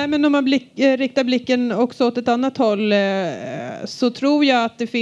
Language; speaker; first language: Swedish; native; Swedish